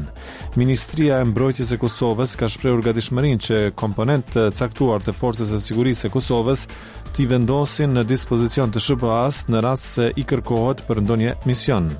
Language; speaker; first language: Albanian; native; Albanian